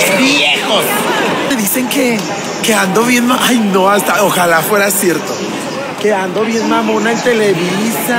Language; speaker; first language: Spanish; native; Spanish